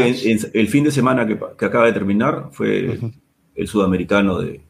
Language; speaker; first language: Spanish; native; Spanish